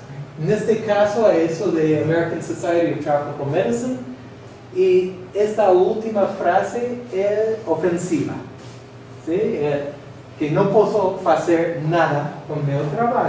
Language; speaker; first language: Portuguese; non-native, fluent; English